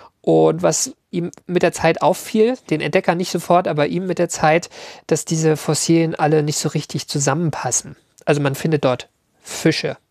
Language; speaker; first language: German; native; German